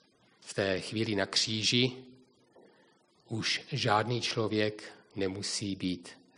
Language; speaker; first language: Czech; native; Czech